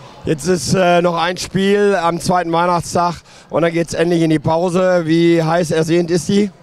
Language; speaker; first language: German; native; German